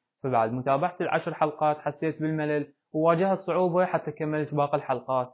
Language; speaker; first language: Arabic; native; Arabic